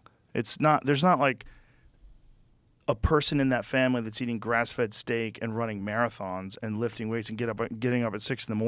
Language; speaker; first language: English; native; English